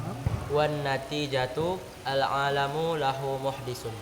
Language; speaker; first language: Arabic; non-native, learner; Indonesian